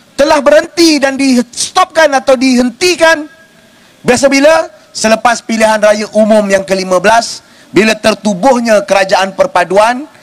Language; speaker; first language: Malay; native; Malay